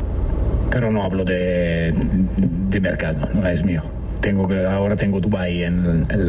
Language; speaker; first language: Spanish; non-native, learner; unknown